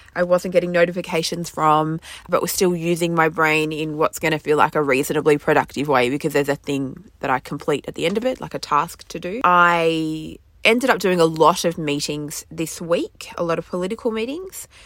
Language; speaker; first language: English; native; English